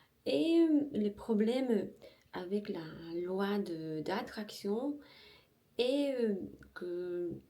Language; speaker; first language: French; non-native, learner; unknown